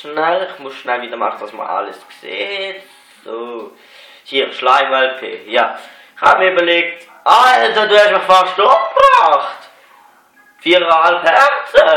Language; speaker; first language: German; native; German